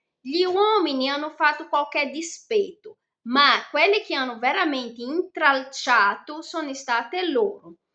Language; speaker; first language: Italian; non-native, fluent; Portuguese